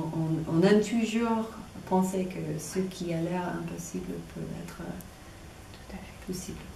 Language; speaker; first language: French; non-native, fluent; English